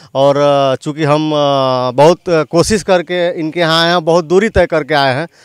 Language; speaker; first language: Hindi; native; Hindi